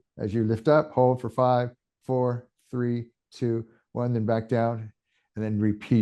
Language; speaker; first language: English; native; English